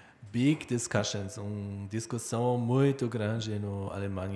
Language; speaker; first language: Portuguese; non-native, learner; German